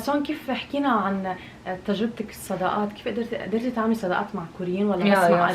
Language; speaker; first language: Arabic; native; Arabic